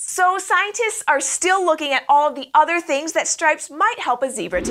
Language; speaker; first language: English; native; English